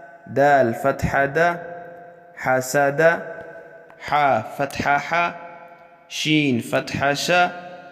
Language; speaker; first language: Arabic; non-native, fluent; Kinyarwanda